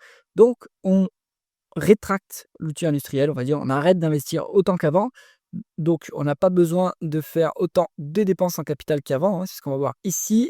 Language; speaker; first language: French; native; French